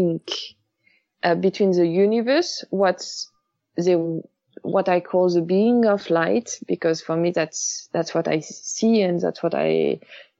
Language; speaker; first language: English; non-native, learner; French